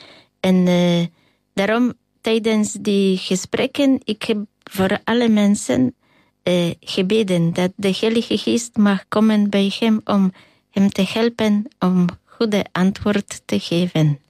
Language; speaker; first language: Dutch; non-native, learner; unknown